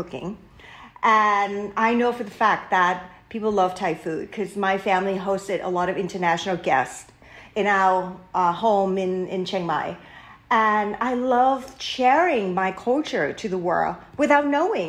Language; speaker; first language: English; non-native, fluent; Thai